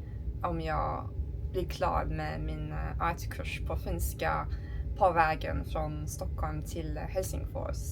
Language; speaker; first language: Swedish; non-native, learner; Turkish